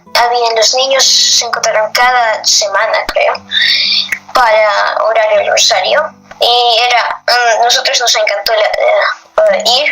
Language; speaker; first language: Spanish; non-native, fluent; English